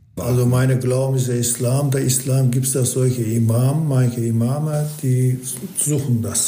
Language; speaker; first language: German; non-native, learner; Turkish